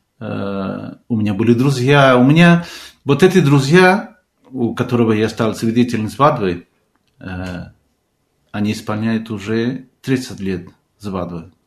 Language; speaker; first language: Russian; non-native, fluent; Spanish